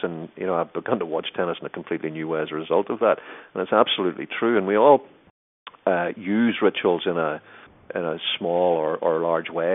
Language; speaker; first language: English; native; English